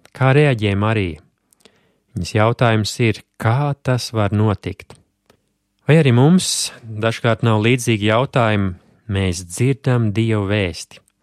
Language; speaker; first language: Latvian; native; Latvian